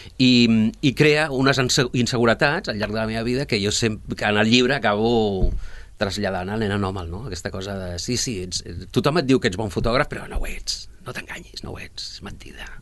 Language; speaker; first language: Catalan; early bilingual, other home language; Spanish